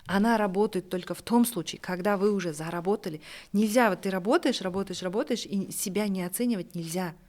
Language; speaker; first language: Russian; non-native, local second language; Kazakh